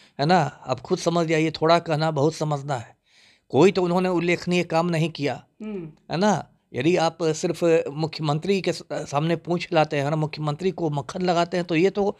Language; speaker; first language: Hindi; native; Hindi